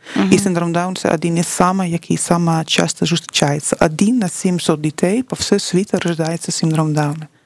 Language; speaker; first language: Ukrainian; non-native, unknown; Dutch